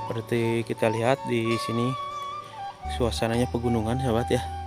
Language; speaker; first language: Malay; non-native, local second language; Sundanese